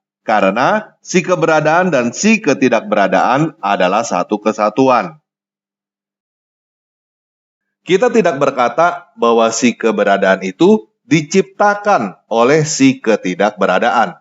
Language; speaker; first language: Indonesian; native; Indonesian